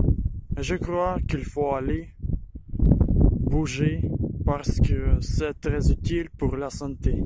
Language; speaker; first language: French; non-native, learner; Ukrainian